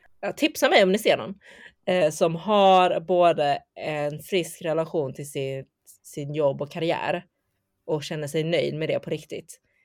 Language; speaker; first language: Swedish; early bilingual, other home language; Chinese